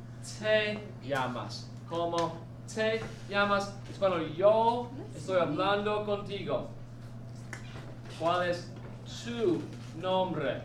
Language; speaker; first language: Spanish; non-native, fluent; English